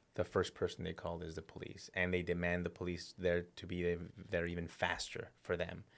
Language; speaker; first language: English; early bilingual, other home language; Spanish